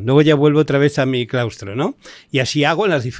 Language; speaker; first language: Spanish; native; Spanish